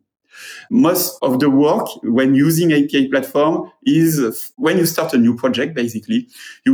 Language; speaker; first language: English; non-native, fluent; French